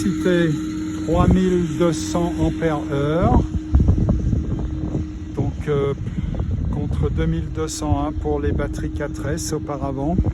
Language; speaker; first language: French; native; French